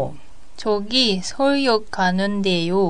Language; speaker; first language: Korean; non-native, learner; Japanese